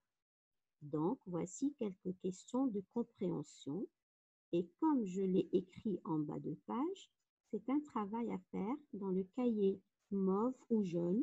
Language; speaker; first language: French; non-native, local second language; Arabic